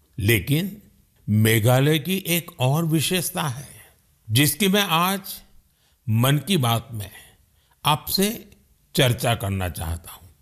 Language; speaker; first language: Hindi; non-native, local second language; Gujarati